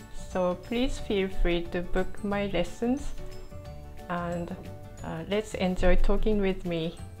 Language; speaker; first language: English; non-native, fluent; Japanese